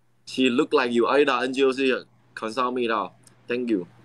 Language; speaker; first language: English; non-native, learner; Chinese